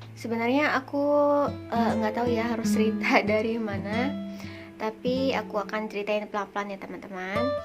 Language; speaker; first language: Indonesian; native; Indonesian